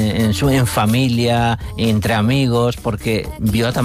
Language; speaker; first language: Spanish; native; Spanish